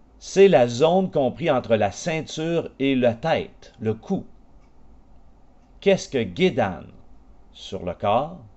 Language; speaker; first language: French; native; French